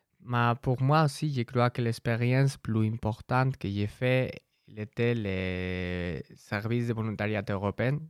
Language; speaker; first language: French; non-native, learner; Spanish